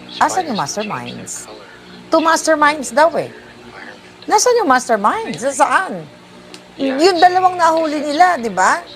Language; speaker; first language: Filipino; non-native, local second language; Cebuano